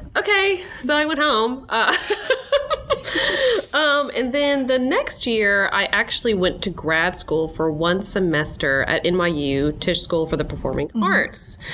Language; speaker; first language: English; native; English